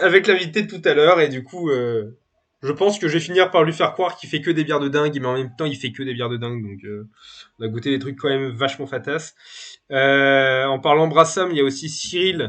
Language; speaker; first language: French; native; French